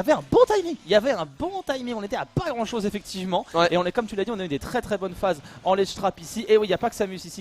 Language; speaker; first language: French; native; French